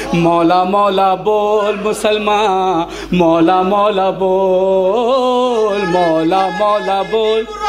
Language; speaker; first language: Urdu; native; Urdu